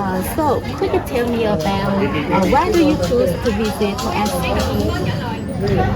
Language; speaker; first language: English; non-native, fluent; Vietnamese